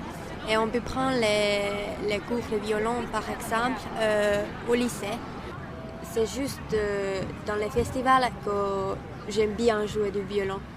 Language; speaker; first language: French; non-native, learner; Finnish